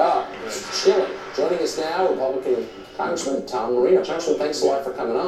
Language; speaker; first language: English; native; English